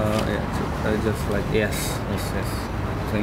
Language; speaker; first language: English; non-native, fluent; Czech